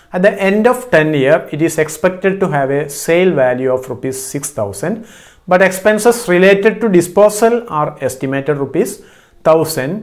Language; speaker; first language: English; non-native, local second language; Malayalam